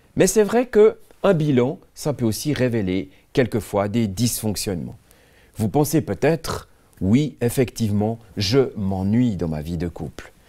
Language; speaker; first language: French; native; French